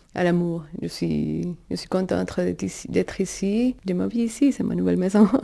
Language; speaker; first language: French; non-native, fluent; Spanish